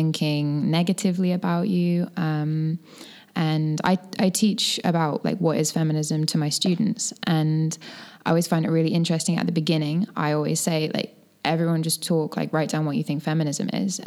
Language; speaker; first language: English; native; English